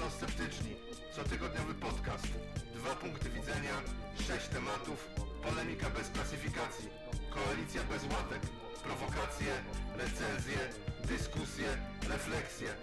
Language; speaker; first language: Polish; native; Polish